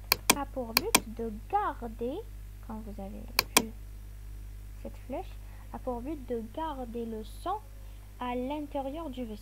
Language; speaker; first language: French; non-native, local second language; Arabic